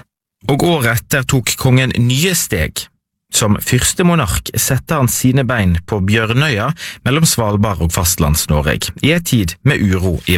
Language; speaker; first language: Norwegian; native; Norwegian